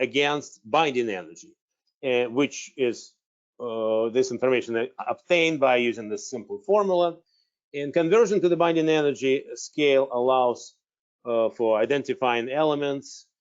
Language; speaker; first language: English; non-native, fluent; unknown